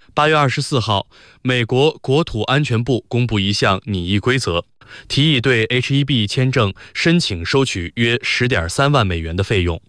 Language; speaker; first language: Chinese; native; Chinese